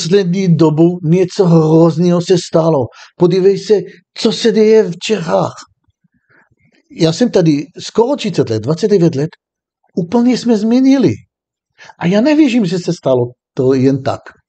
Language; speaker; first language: Czech; non-native, fluent; Hebrew